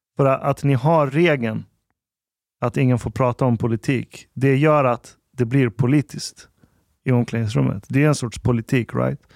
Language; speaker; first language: Swedish; early bilingual, other home language; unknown